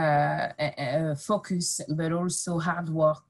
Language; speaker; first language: English; non-native, fluent; French